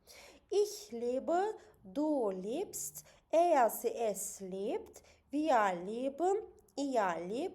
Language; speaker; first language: German; non-native, fluent; Azerbaijani